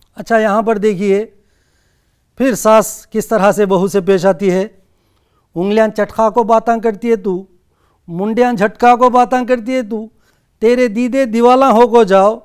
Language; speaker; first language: Urdu; native; Urdu